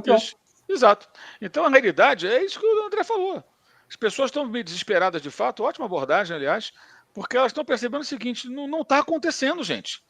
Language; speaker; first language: Portuguese; native; Portuguese